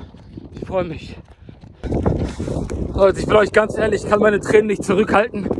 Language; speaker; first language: German; early bilingual, other home language; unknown